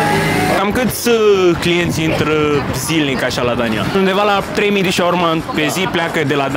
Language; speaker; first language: Romanian; native; Romanian